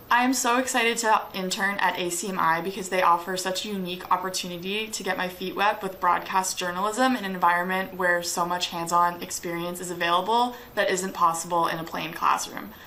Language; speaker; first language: English; native; English